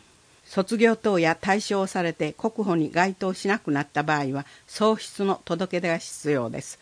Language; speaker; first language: Japanese; native; Japanese